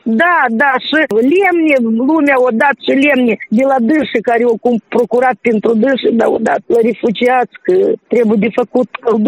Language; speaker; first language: Romanian; non-native, local second language; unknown